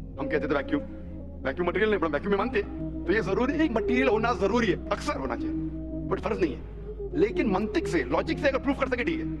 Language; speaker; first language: Hindi; non-native, local second language; Konkani